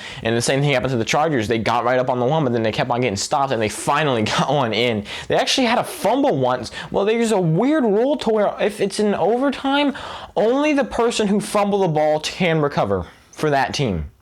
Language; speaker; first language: English; native; English